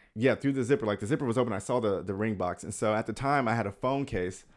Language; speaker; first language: English; native; English